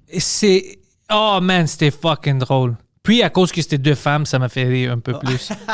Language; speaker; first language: French; early bilingual, other home language; English